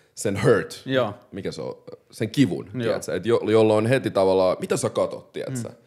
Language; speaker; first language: Finnish; native; Finnish